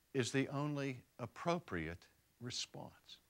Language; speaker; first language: English; native; English